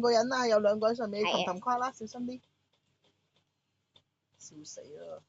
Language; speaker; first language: Chinese; native; Chinese